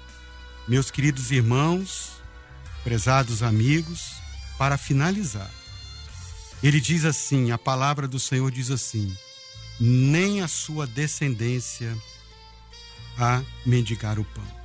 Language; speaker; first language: Portuguese; native; Portuguese